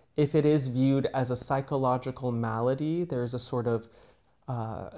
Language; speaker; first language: English; native; English